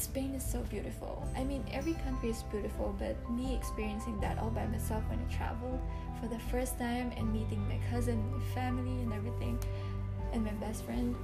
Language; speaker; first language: English; non-native, local second language; Bikol